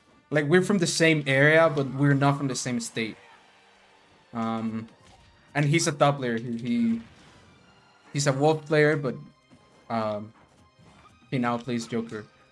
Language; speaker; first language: English; non-native, fluent; Spanish